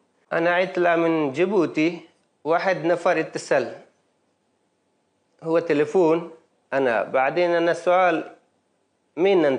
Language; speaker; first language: Arabic; non-native, learner; Baluchi